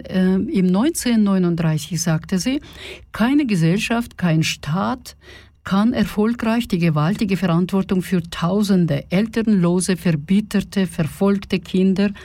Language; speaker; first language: German; non-native, fluent; Russian